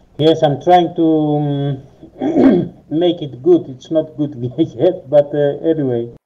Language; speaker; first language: English; non-native, learner; Greek